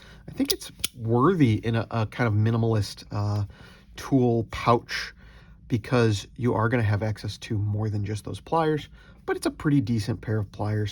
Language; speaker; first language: English; native; English